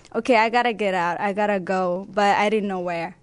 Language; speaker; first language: English; non-native, local second language; Nepali